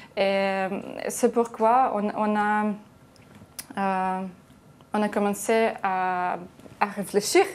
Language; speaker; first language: French; non-native, learner; Ukrainian